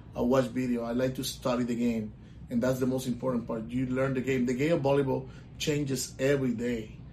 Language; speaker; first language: English; non-native, local second language; Spanish